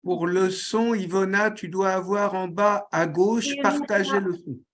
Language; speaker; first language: French; native; French